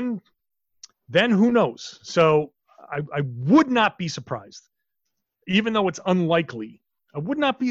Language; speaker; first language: English; native; English